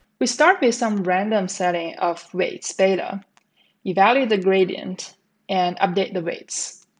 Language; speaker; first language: English; native; English